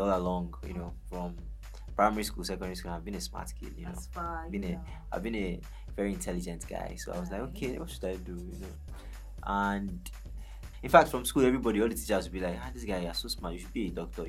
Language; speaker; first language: English; non-native, local second language; Yoruba